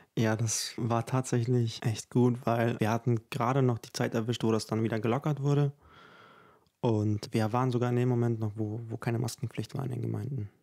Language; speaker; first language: German; early bilingual, other home language; Ukrainian